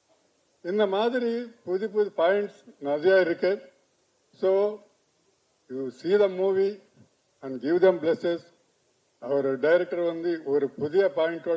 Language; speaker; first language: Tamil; non-native, learner; Telugu